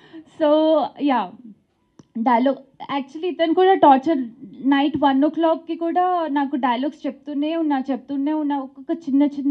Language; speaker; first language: Telugu; non-native, learner; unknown